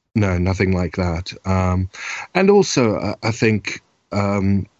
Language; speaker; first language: English; native; English